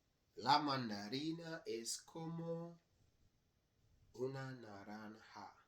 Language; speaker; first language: Spanish; non-native, learner; English